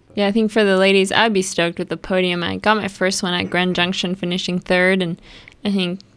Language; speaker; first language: English; early bilingual, other home language; Spanish